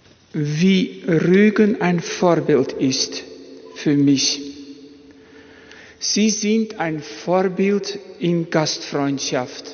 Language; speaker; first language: German; non-native, fluent; Dutch